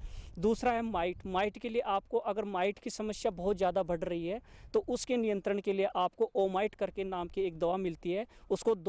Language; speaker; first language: Hindi; native; Hindi